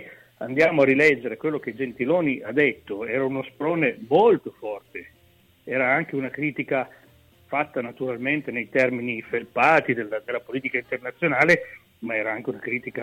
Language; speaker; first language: Italian; native; Italian